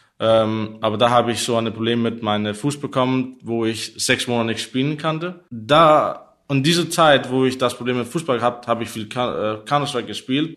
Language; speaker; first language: German; non-native, learner; Danish